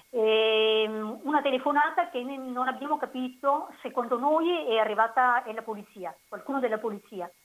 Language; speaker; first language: Italian; native; Italian